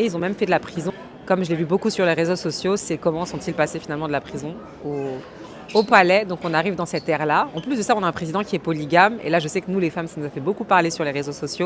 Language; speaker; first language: French; native; French